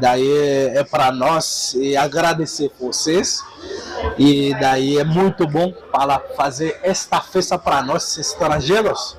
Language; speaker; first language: Portuguese; non-native, local second language; Haitian Creole